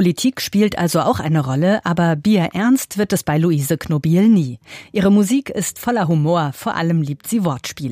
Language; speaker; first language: German; native; German